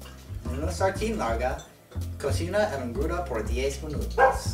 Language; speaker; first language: Spanish; non-native, learner; English